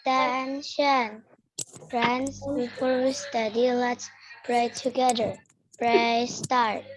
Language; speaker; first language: English; non-native, learner; Indonesian